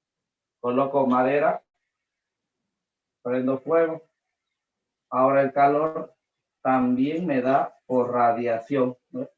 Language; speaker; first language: Spanish; native; Spanish